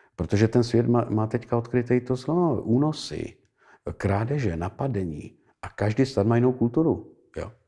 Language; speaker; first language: Czech; native; Czech